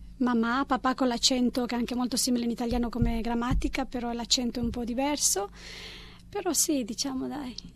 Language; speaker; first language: Italian; non-native, fluent; Spanish